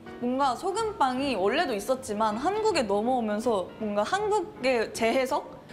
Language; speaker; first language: Korean; native; Korean